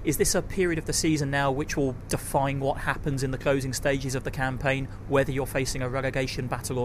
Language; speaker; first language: English; native; English